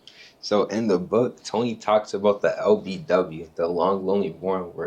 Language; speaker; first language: English; native; English